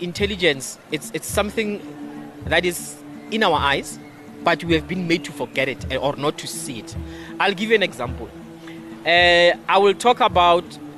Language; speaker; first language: English; non-native, local second language; Northern Sotho